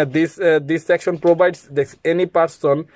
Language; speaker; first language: English; non-native, learner; Bangla